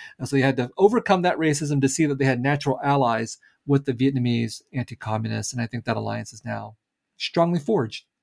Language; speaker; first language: English; early bilingual, other home language; Vietnamese